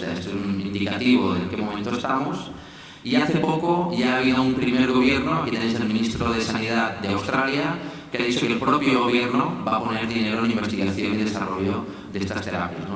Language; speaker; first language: Spanish; native; Spanish